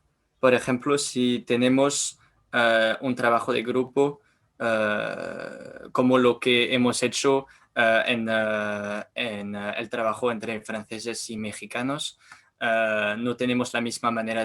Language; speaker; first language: Spanish; non-native, learner; French